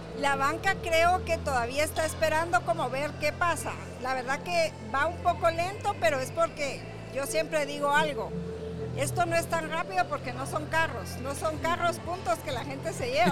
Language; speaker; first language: Spanish; native; Spanish